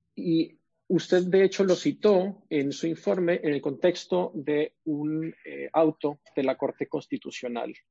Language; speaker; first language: Spanish; native; Spanish